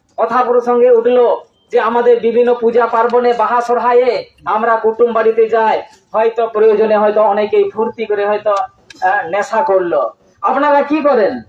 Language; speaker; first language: Bangla; non-native, local second language; Santali